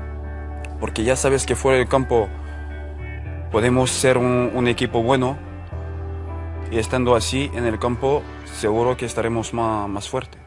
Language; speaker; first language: Spanish; non-native, fluent; French